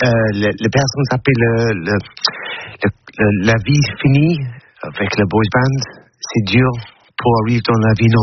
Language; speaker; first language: French; non-native, learner; English